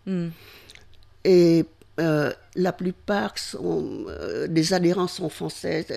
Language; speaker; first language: French; non-native, fluent; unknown